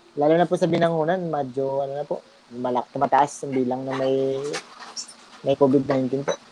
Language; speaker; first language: Filipino; native; Filipino